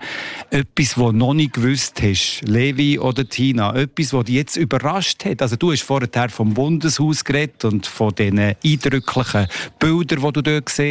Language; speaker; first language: German; native; German